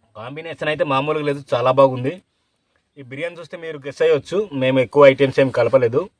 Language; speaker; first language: Telugu; native; Telugu